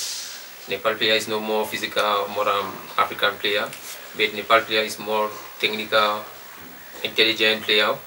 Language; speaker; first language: English; non-native, learner; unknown